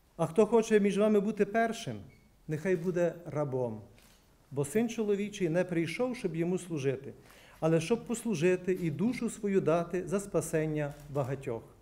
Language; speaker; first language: Ukrainian; native; Ukrainian